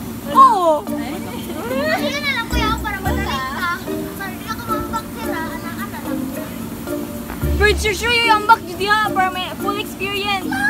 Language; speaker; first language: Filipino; non-native, local second language; Cebuano